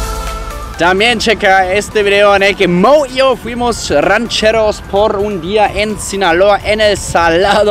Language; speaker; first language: Spanish; non-native, fluent; German